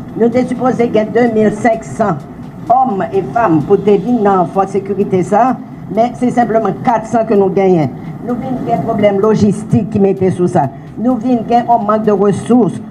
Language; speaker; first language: French; non-native, fluent; Swahili